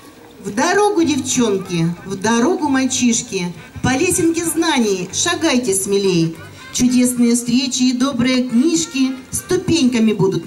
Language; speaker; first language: Russian; native; Russian